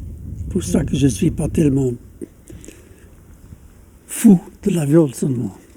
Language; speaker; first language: French; non-native, local second language; Dutch